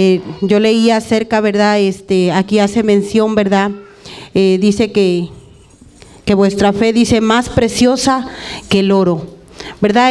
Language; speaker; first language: Spanish; native; Spanish